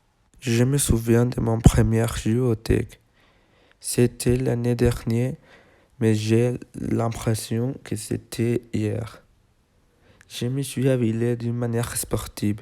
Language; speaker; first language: French; non-native, learner; Spanish